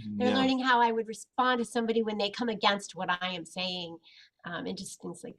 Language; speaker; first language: English; native; English